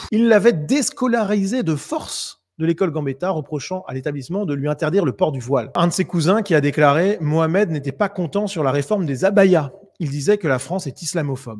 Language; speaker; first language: French; native; French